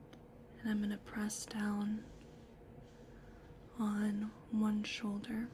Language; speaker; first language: English; native; English